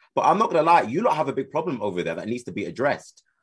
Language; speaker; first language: English; native; English